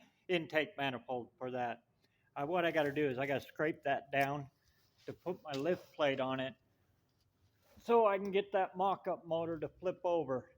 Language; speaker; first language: English; native; English